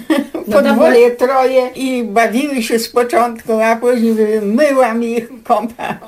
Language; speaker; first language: Polish; native; Polish